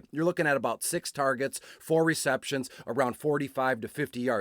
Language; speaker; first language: English; native; English